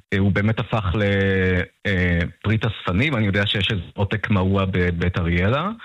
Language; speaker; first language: Hebrew; early bilingual, other home language; Russian